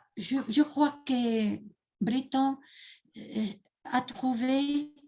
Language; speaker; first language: French; non-native, learner; Spanish